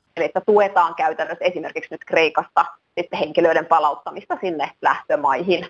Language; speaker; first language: Finnish; native; Finnish